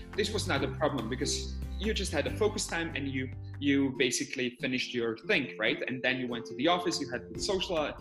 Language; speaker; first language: English; non-native, fluent; Slovak